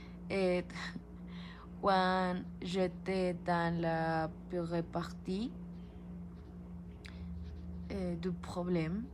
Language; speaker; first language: French; non-native, learner; Spanish